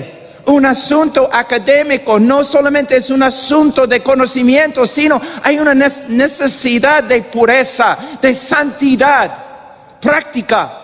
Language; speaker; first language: Spanish; non-native, fluent; English